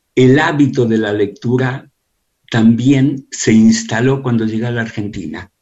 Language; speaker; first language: Spanish; early bilingual, other home language; Russian